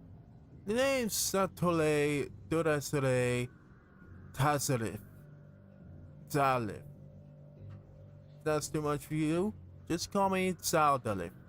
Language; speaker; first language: English; native; English